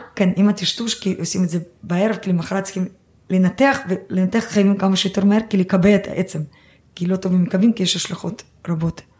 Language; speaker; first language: Hebrew; early bilingual, other home language; Russian